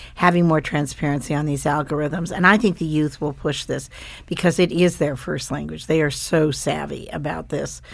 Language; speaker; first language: English; native; English